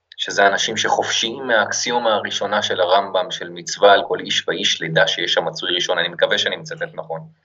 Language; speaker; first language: Hebrew; native; Hebrew